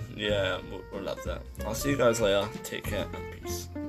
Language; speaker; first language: English; native; English